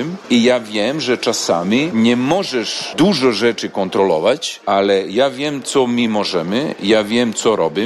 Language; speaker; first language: Polish; non-native, learner; Serbian